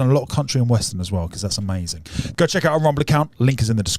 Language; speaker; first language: English; native; English